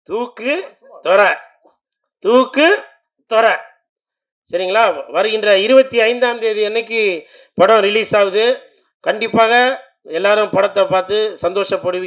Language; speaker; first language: Tamil; native; Tamil